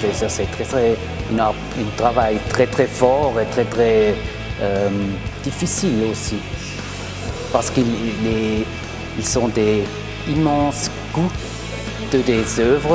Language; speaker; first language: French; non-native, local second language; German